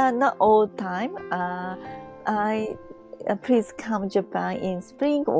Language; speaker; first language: English; non-native, learner; Japanese